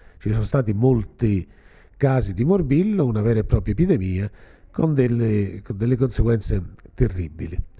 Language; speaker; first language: Italian; native; Italian